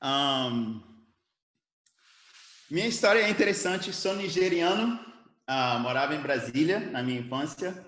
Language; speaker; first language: Portuguese; early bilingual, other home language; English